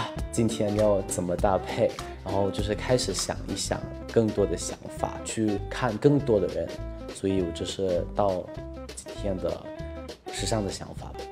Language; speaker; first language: Chinese; non-native, fluent; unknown